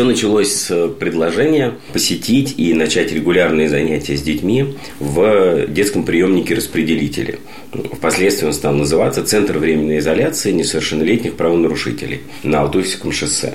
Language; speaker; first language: Russian; native; Russian